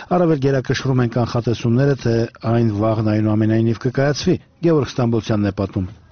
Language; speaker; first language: Armenian; native; Armenian